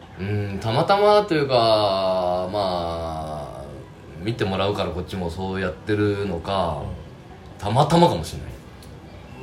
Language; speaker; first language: Japanese; native; Japanese